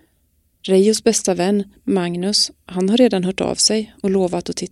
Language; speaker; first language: Swedish; native; Swedish